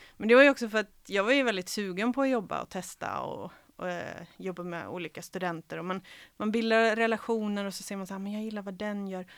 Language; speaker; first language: Swedish; early bilingual, other home language; Serbian